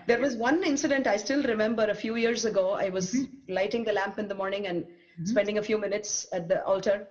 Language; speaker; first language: English; non-native, local second language; Tamil